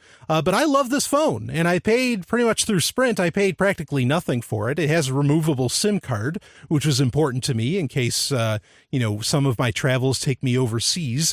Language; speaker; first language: English; native; English